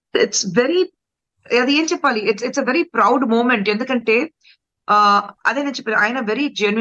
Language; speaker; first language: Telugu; non-native, local second language; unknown